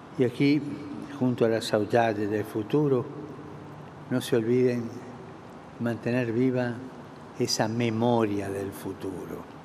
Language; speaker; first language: Spanish; native; Spanish